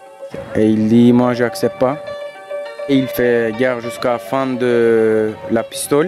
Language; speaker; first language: French; non-native, learner; Kurdish